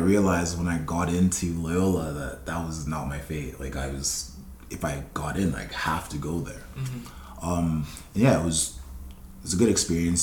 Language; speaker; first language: English; non-native, local second language; Yoruba